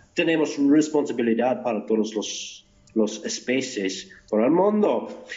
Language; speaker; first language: Spanish; non-native, fluent; English